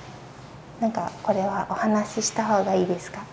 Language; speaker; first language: Japanese; native; Japanese